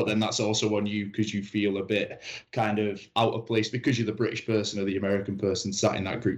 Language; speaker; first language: English; native; English